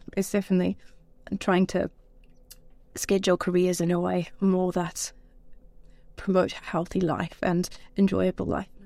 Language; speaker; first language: English; native; English